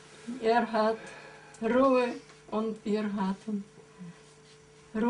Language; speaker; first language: German; early bilingual, heritage; German